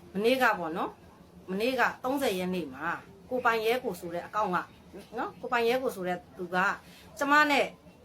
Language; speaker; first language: Burmese; native; Burmese